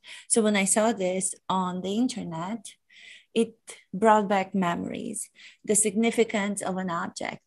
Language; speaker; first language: English; non-native, fluent; Romanian